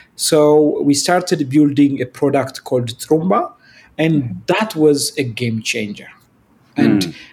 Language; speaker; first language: English; non-native, fluent; Amharic